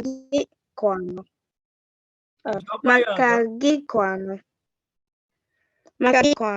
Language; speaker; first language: Igbo; non-native, learner; English